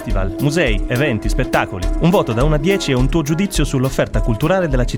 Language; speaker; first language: Italian; native; Italian